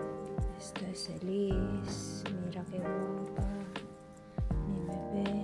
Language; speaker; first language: Spanish; non-native, fluent; Filipino